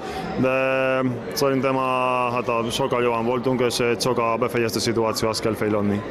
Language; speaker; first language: Hungarian; non-native, learner; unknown